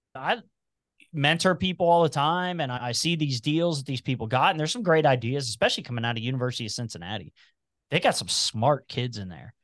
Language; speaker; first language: English; native; English